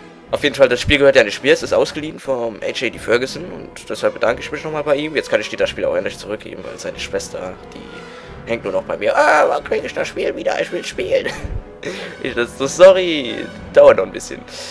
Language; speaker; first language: German; native; German